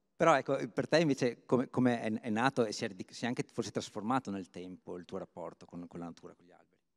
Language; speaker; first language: Italian; native; Italian